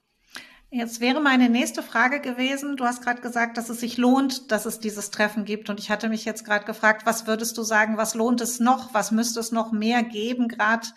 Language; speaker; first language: German; native; German